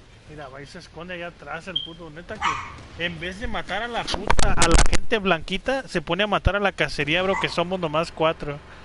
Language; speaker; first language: Spanish; early bilingual, heritage; Spanish